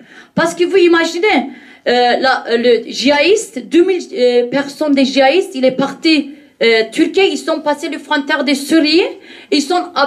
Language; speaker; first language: French; non-native, learner; Kurdish